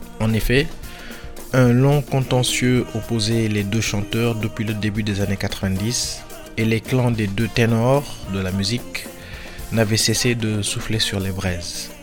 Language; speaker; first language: French; non-native, local second language; Wolof